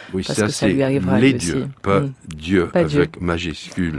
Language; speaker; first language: French; non-native, fluent; English